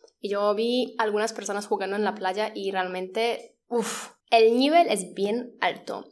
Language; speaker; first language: Spanish; non-native, fluent; Polish